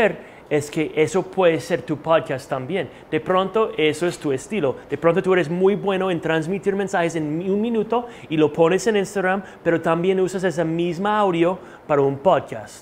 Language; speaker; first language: Spanish; non-native, fluent; English